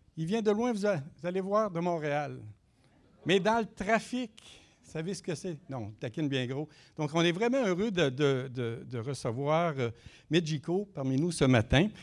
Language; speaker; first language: French; native; French